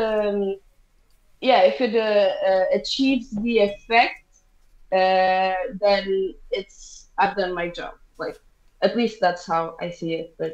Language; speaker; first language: English; non-native, fluent; Portuguese